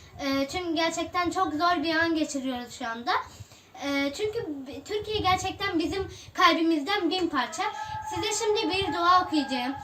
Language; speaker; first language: Turkish; early bilingual, other home language; Arabic